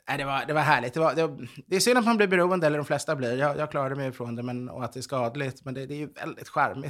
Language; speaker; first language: Swedish; native; Swedish